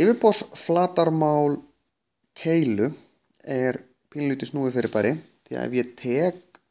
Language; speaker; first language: Icelandic; native; Icelandic